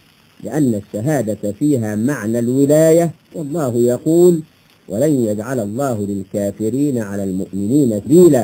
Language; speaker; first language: Arabic; native; Arabic